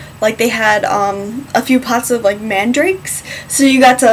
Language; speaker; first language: English; native; English